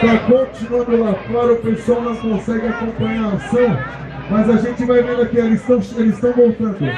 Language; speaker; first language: Portuguese; native; Portuguese